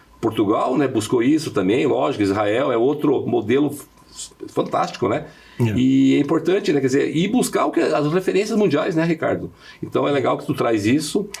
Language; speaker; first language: Portuguese; native; Portuguese